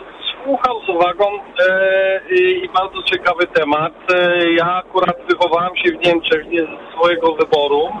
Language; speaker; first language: Polish; early bilingual, other home language; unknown